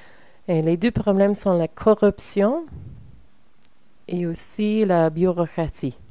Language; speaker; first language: French; non-native, learner; English